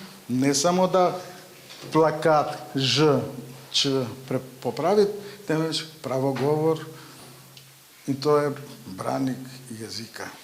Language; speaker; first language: Slovenian; non-native, fluent; Macedonian